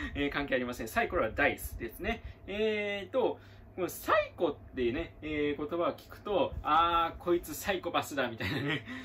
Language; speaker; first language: Japanese; native; Japanese